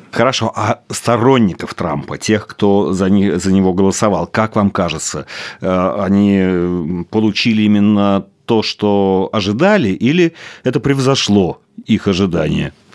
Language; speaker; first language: Russian; native; Russian